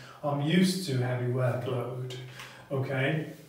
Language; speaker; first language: English; non-native, fluent; Italian